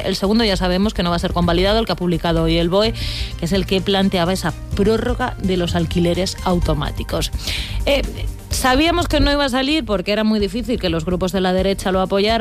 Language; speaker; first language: Spanish; native; Spanish